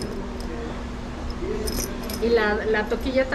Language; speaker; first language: Spanish; native; Spanish